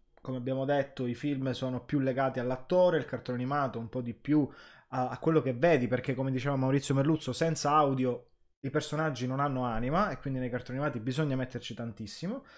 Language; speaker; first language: Italian; native; Italian